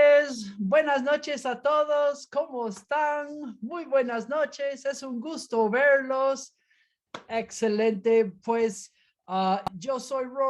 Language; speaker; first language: Spanish; non-native, fluent; English